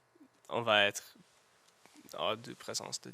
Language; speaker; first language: French; non-native, learner; English